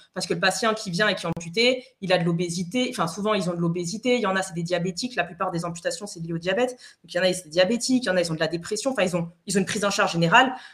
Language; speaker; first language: French; non-native, fluent; Spanish